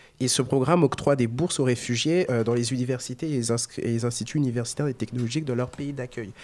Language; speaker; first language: French; native; French